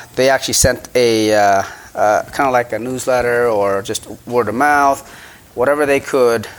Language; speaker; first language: English; early bilingual, other home language; Khmer